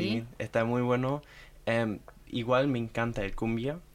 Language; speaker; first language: Spanish; non-native, learner; German